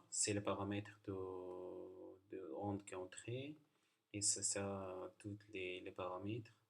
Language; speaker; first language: French; non-native, learner; Arabic